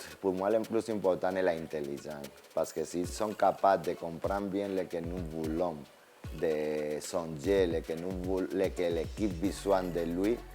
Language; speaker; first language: French; non-native, fluent; Spanish